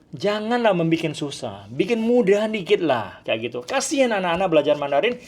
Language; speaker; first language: Malay; non-native, learner; Min Nan Chinese